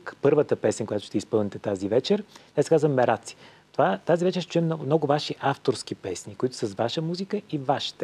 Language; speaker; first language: Bulgarian; native; Bulgarian